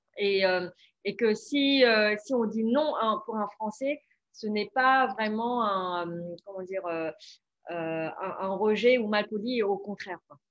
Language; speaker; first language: French; non-native, fluent; Vietnamese